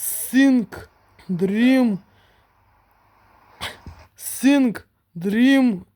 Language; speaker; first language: English; non-native, learner; Russian